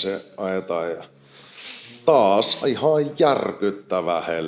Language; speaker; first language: Finnish; native; Finnish